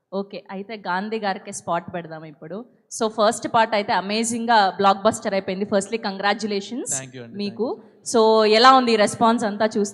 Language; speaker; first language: Telugu; native; Telugu